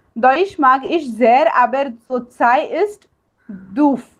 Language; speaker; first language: German; non-native, fluent; Hindi